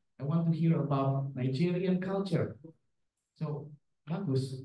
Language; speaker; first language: English; non-native, fluent; Indonesian